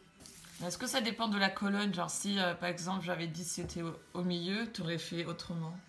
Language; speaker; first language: French; early bilingual, other home language; Russian